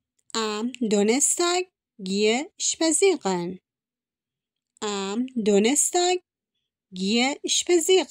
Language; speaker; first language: German; non-native, fluent; Persian